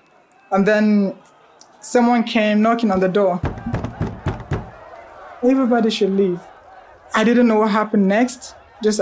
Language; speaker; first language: English; non-native, local second language; Hausa